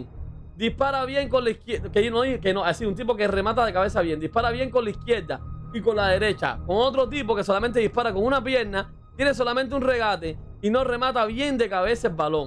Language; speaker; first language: Spanish; native; Spanish